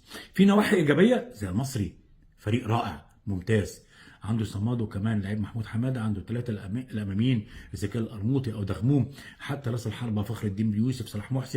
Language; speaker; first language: Arabic; native; Arabic